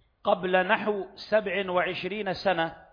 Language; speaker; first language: Arabic; native; Arabic